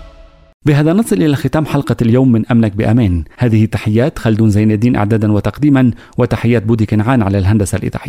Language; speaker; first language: Arabic; native; Arabic